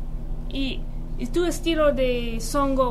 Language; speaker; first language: Spanish; non-native, fluent; English